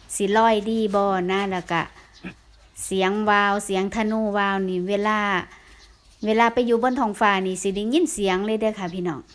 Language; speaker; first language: Thai; native; Thai